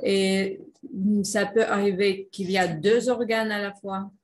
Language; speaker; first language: French; non-native, fluent; Russian